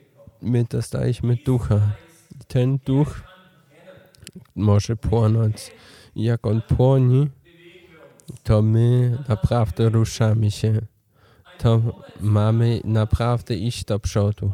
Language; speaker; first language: Polish; non-native, learner; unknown